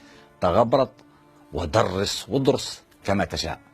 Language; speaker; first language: Arabic; native; Arabic